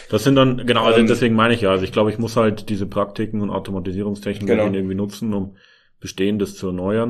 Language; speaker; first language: German; native; German